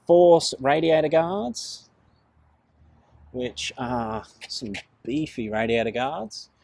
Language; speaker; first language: English; native; English